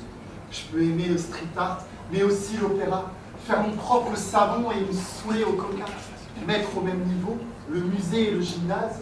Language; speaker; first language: French; native; French